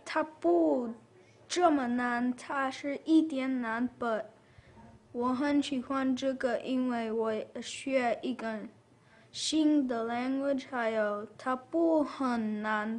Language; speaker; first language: Chinese; non-native, learner; English